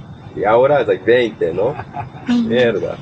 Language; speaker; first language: Spanish; non-native, learner; English